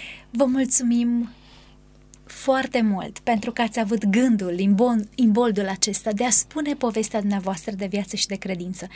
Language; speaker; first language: Romanian; native; Romanian